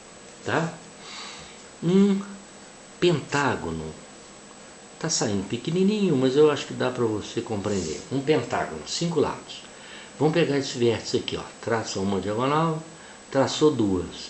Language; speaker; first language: Portuguese; native; Portuguese